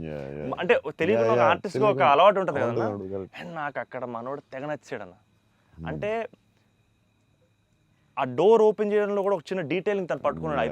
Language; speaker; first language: Telugu; native; Telugu